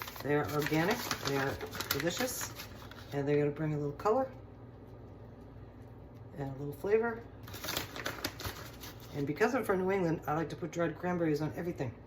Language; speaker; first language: English; native; English